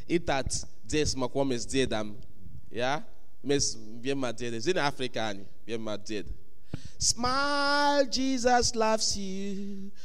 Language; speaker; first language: Latvian; non-native, fluent; English